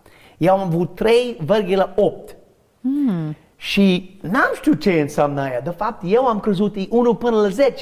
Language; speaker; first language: Romanian; non-native, learner; English